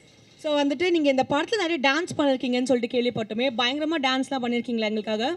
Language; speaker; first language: Tamil; native; Tamil